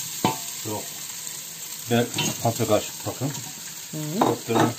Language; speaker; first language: German; non-native, learner; Turkish